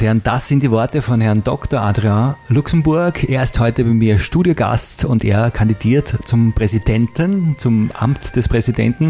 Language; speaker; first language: German; native; German